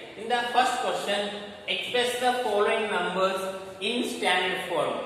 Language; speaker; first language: English; non-native, local second language; Kannada